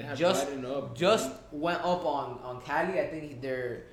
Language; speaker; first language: English; early bilingual, heritage; Spanish